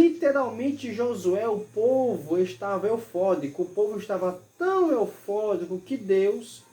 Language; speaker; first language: Portuguese; native; Portuguese